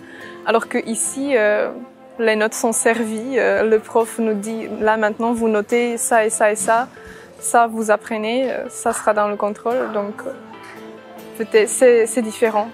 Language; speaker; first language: French; non-native, fluent; Czech